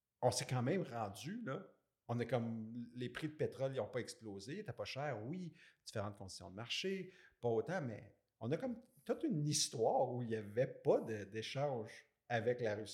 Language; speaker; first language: French; native; French